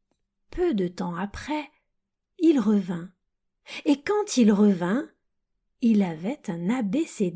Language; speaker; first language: French; native; French